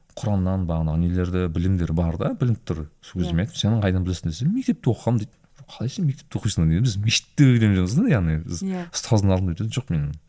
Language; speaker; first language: Kazakh; native; Kazakh